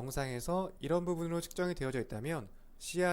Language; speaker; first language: Korean; native; Korean